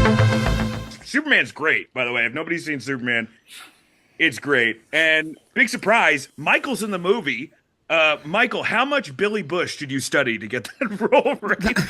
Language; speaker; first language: English; native; English